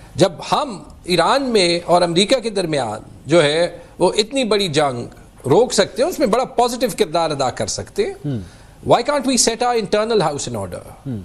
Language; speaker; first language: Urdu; non-native, local second language; Pashto